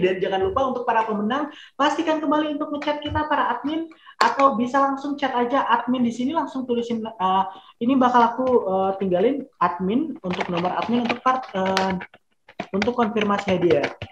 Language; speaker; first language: Indonesian; native; Indonesian